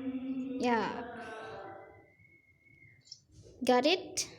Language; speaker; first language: English; non-native, learner; Indonesian